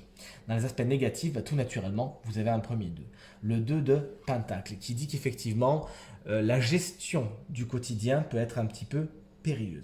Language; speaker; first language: French; native; French